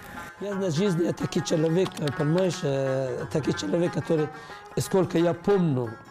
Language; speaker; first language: Russian; non-native, learner; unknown